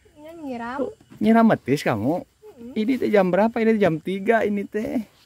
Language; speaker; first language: Indonesian; non-native, local second language; Sundanese